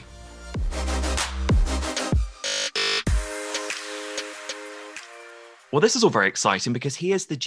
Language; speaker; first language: English; native; English